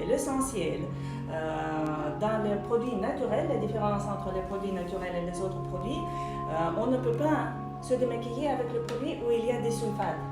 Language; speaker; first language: French; non-native, fluent; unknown